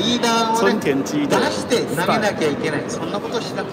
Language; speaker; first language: Japanese; native; Japanese